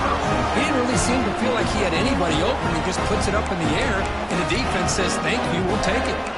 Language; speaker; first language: English; native; English